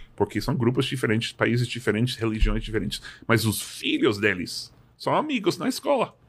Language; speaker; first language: Portuguese; non-native, fluent; English